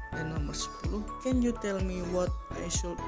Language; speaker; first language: English; non-native, learner; Indonesian